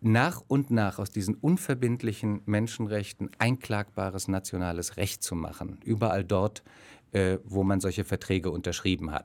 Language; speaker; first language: German; native; German